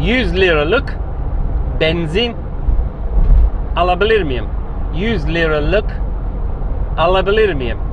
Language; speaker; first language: Turkish; non-native, fluent; English